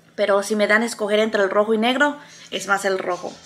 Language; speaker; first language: Spanish; native; Spanish